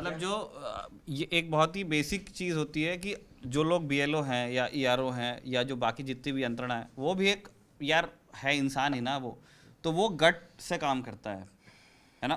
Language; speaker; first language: Hindi; non-native, local second language; Marathi